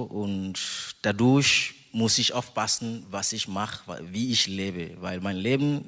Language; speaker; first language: German; non-native, fluent; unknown